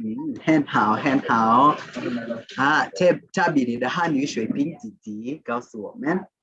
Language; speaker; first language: Chinese; non-native, fluent; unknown